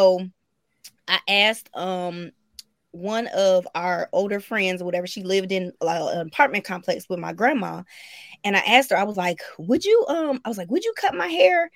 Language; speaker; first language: English; native; English